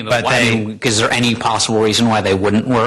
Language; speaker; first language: English; native; English